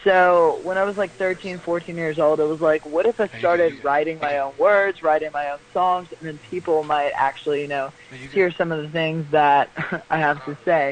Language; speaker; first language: English; native; English